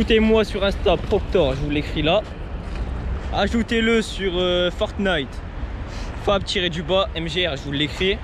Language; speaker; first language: French; native; French